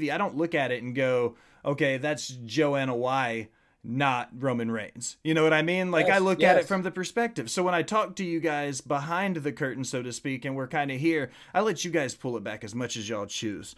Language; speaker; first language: English; native; English